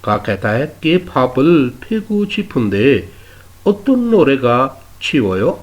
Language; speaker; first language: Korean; non-native, fluent; Urdu